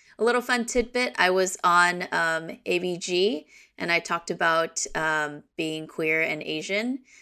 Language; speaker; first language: English; early bilingual, other home language; Korean